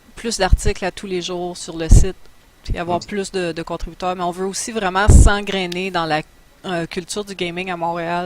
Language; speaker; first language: French; native; French